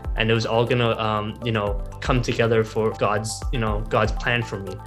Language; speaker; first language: English; native; English